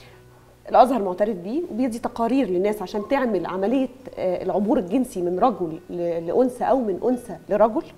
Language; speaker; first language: Arabic; native; Arabic